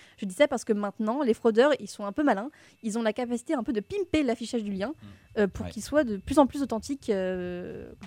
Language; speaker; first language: French; native; French